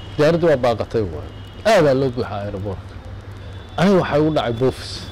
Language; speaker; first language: Somali; native; Somali